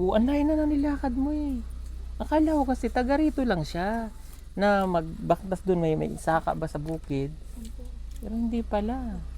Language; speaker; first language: Filipino; native; Filipino